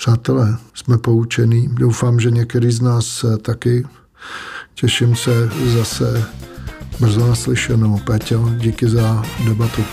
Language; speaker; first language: Czech; native; Czech